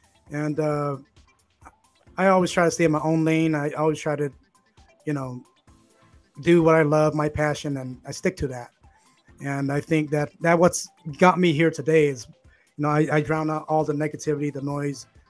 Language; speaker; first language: English; early bilingual, other home language; Khmer